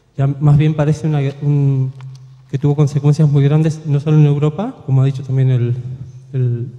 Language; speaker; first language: Spanish; native; Spanish